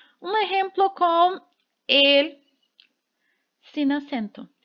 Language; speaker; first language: Spanish; non-native, fluent; Portuguese